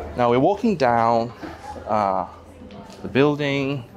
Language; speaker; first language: English; non-native, local second language; Cantonese